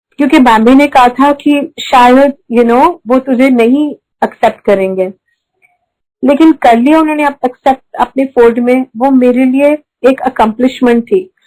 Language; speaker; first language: Hindi; early bilingual, heritage; Hindi